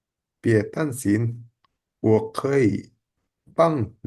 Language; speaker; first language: Chinese; non-native, learner; Indonesian